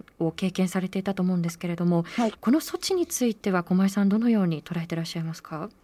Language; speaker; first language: Japanese; native; Japanese